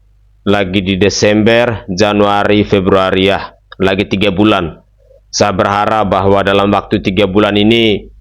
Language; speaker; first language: Indonesian; native; Indonesian